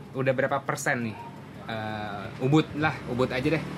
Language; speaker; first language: English; non-native, learner; Indonesian